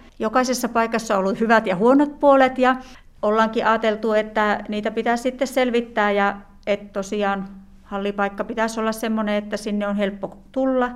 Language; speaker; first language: Finnish; native; Finnish